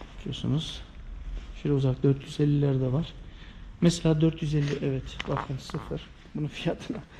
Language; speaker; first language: Turkish; early bilingual, heritage; Turkish